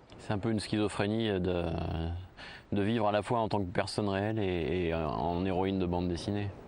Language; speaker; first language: French; native; French